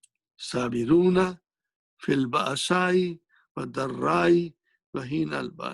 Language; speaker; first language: Arabic; non-native, fluent; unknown